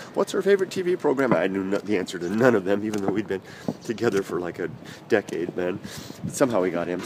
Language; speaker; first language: English; native; English